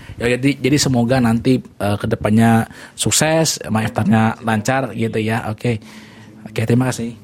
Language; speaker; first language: Indonesian; native; Indonesian